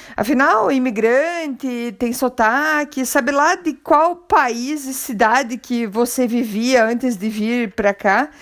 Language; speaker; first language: Portuguese; native; Portuguese